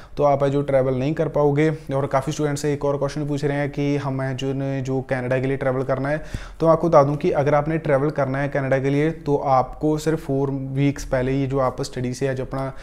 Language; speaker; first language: Hindi; non-native, local second language; Punjabi